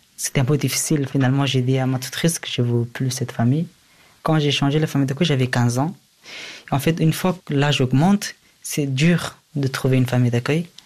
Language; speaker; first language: French; early bilingual, other home language; Persian